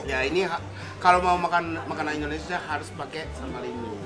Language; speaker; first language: Indonesian; non-native, fluent; Japanese